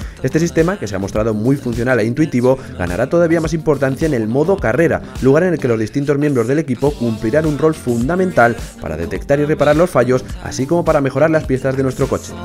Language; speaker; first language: Spanish; native; Spanish